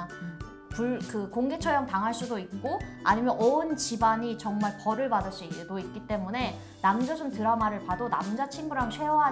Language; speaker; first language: Korean; native; Korean